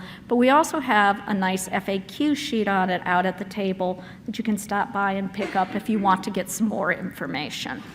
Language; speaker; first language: English; native; English